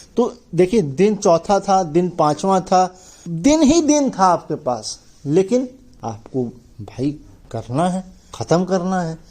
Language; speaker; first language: Hindi; native; Hindi